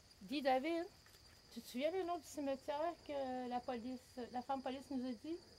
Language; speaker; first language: French; native; French